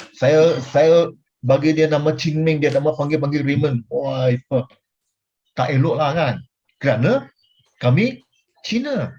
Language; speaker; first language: Malay; non-native, local second language; Chinese